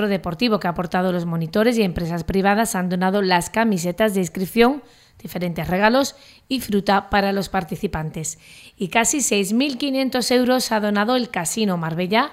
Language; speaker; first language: Spanish; native; Spanish